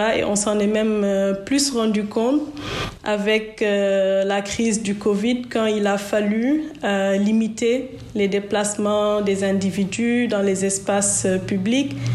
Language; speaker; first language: French; non-native, local second language; Wolof